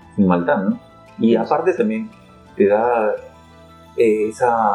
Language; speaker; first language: Spanish; native; Spanish